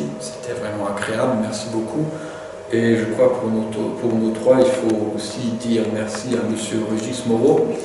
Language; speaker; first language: French; non-native, fluent; German